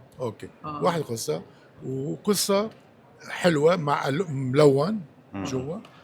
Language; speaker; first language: Arabic; native; Arabic